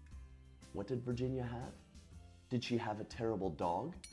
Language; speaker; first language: English; native; English